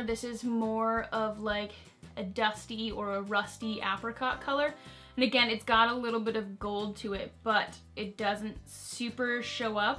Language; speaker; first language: English; native; English